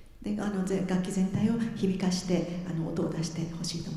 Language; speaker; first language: Japanese; native; Japanese